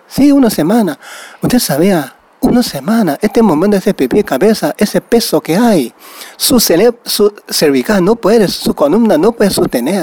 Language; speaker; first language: Spanish; non-native, learner; Chinese